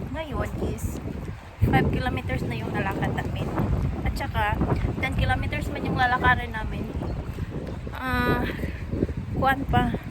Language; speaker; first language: Filipino; non-native, local second language; Cebuano